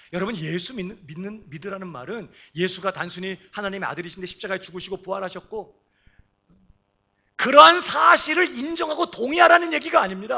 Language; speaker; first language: Korean; native; Korean